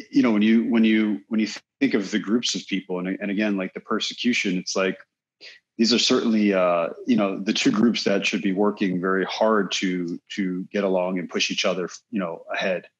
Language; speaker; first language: English; native; English